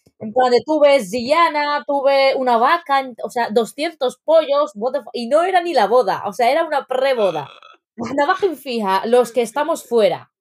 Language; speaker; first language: Spanish; early bilingual, other home language; Arabic